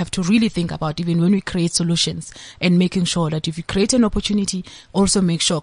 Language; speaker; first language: English; non-native, local second language; Zulu